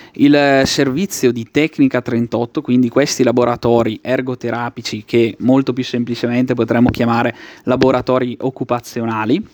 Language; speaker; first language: Italian; native; Italian